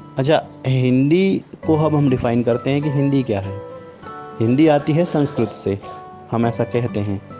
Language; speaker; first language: Hindi; native; Hindi